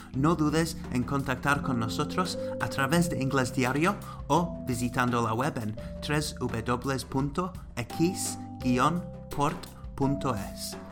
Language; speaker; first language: Spanish; non-native, fluent; English